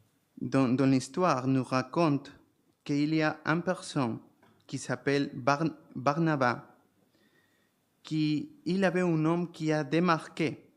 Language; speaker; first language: French; non-native, fluent; Spanish